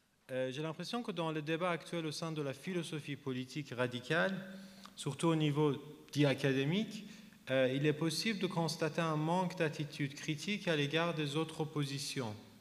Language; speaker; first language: French; non-native, fluent; Persian